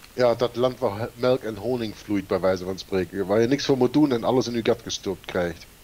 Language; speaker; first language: Dutch; non-native, fluent; German